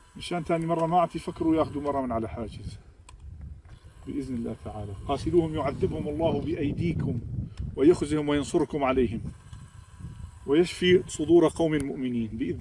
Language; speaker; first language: Arabic; native; Arabic